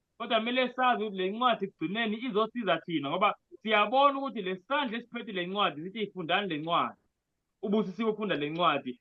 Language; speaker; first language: Zulu; non-native, local second language; Xhosa